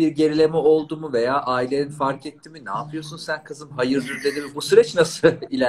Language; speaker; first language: Turkish; native; Turkish